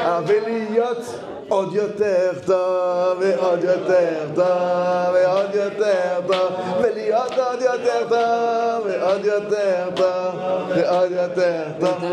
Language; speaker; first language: Hebrew; non-native, fluent; French